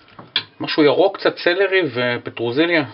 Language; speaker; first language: Hebrew; native; Hebrew